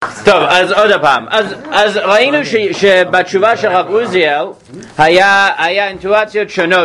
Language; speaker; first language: Hebrew; non-native, fluent; English